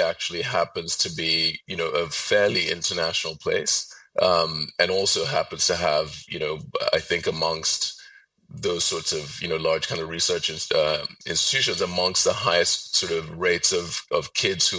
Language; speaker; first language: English; non-native, local second language; Yoruba